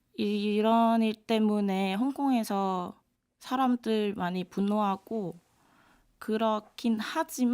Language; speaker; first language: Korean; non-native, fluent; Cantonese